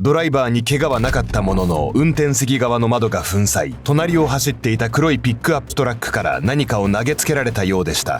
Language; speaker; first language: Japanese; native; Japanese